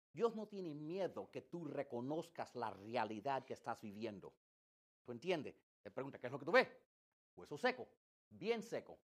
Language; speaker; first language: Spanish; early bilingual, heritage; English